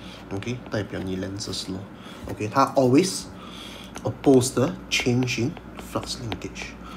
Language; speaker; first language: English; non-native, local second language; Chinese